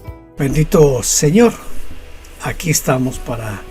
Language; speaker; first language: Spanish; native; Spanish